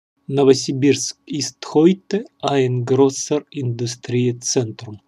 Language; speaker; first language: German; non-native, learner; Russian